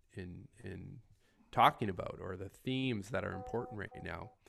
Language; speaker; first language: English; native; English